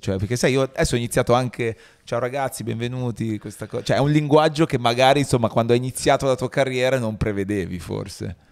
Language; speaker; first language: Italian; native; Italian